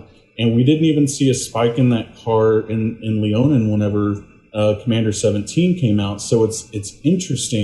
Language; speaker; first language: English; native; English